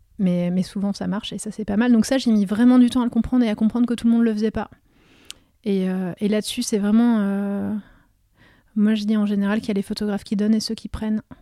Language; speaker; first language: French; native; French